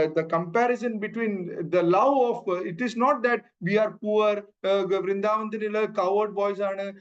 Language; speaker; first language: English; non-native, local second language; Malayalam